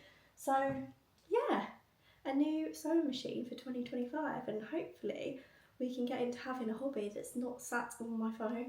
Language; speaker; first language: English; native; English